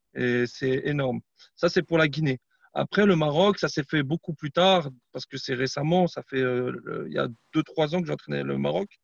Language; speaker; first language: French; non-native, fluent; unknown